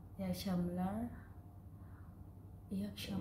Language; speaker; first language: Turkish; non-native, learner; Filipino